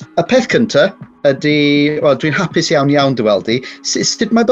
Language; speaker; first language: Welsh; native; Welsh